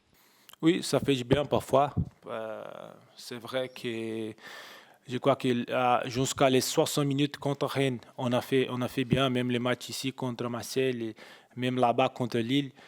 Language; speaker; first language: French; non-native, fluent; Portuguese